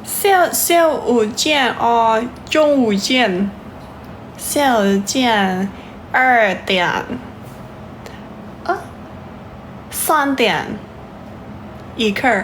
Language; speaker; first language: Chinese; non-native, learner; Thai